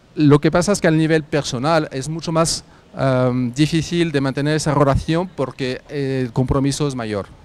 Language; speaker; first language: Spanish; non-native, fluent; French